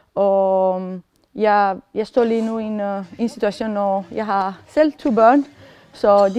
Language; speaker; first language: Danish; non-native, fluent; Romanian